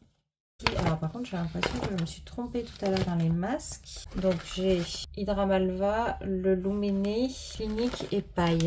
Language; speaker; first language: French; native; French